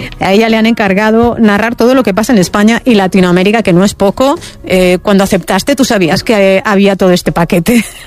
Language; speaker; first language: Spanish; native; Spanish